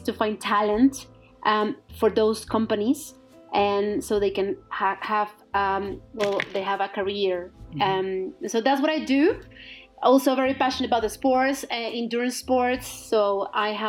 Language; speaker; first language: English; non-native, fluent; Spanish